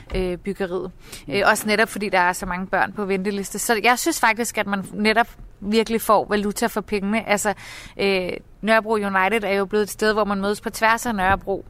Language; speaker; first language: Danish; native; Danish